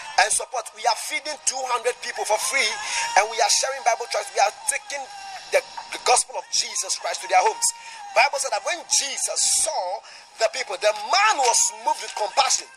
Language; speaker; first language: English; non-native, local second language; Akan